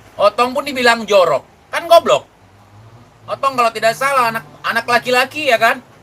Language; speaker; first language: Indonesian; non-native, local second language; Achinese